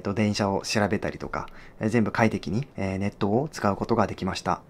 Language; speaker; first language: Japanese; non-native, fluent; Korean